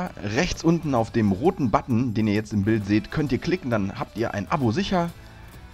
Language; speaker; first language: German; native; German